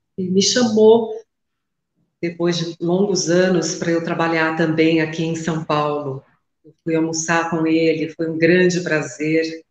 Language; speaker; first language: Portuguese; native; Portuguese